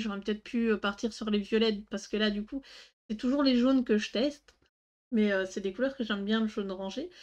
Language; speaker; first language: French; native; French